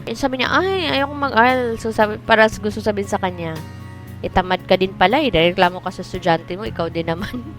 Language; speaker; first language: Filipino; non-native, local second language; Cebuano